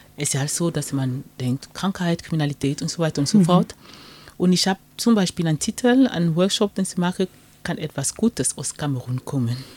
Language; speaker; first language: German; non-native, fluent; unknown